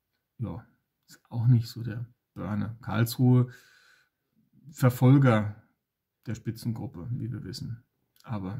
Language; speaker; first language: German; native; German